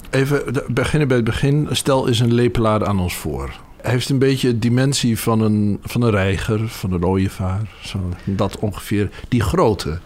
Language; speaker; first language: Dutch; native; Dutch